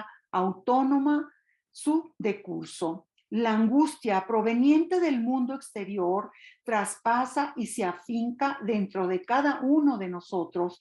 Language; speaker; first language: Spanish; native; Spanish